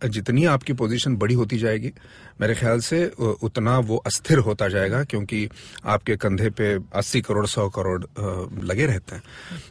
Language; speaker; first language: Hindi; non-native, local second language; Marathi